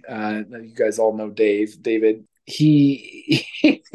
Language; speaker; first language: English; native; English